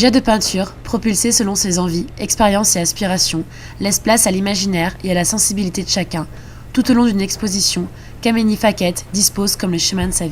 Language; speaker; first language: French; native; French